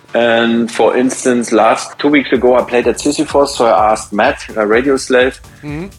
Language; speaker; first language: English; non-native, fluent; German